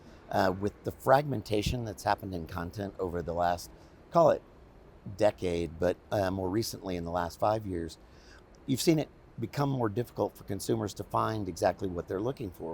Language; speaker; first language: English; native; English